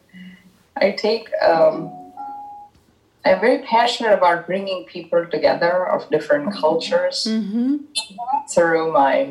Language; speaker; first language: English; non-native, local second language; Tamil